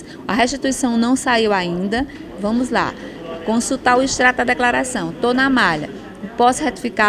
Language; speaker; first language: Portuguese; native; Portuguese